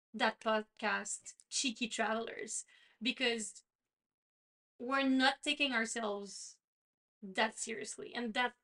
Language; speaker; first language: English; non-native, fluent; French